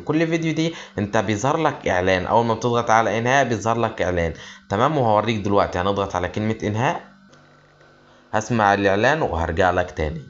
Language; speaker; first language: Arabic; native; Arabic